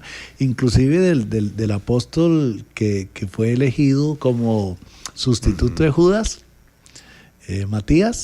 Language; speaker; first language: Spanish; native; Spanish